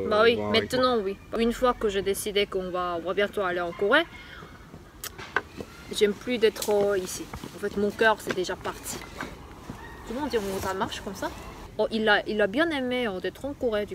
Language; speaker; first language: French; non-native, fluent; Korean